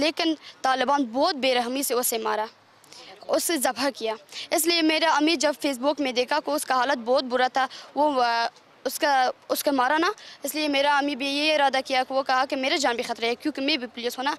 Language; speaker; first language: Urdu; non-native, learner; Persian